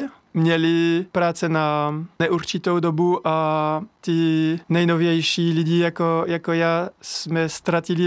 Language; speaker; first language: Czech; non-native, learner; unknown